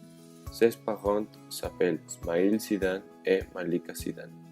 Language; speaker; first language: French; non-native, learner; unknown